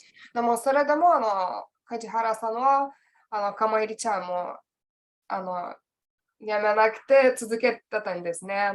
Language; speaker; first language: Japanese; non-native, learner; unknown